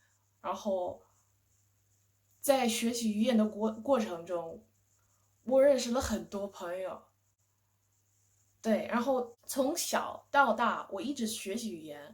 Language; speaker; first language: Chinese; non-native, fluent; English